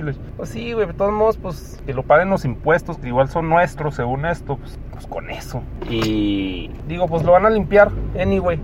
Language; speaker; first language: Spanish; native; Spanish